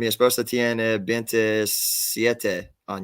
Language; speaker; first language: Spanish; non-native, learner; English